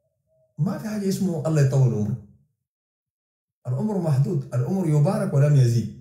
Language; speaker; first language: Arabic; native; Arabic